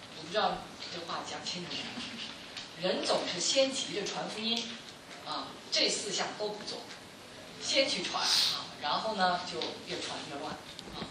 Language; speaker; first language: Chinese; non-native, local second language; Cantonese